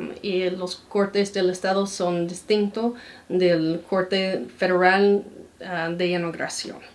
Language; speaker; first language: Spanish; non-native, fluent; English